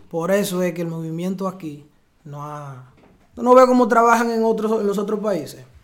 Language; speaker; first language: Spanish; early bilingual, heritage; Spanish